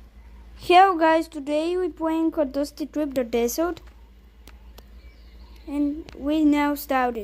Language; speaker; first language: English; non-native, learner; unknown